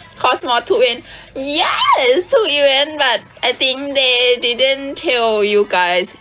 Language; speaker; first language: English; non-native, learner; Thai